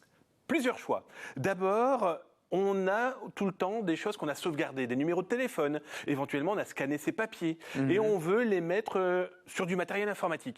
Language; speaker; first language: French; native; French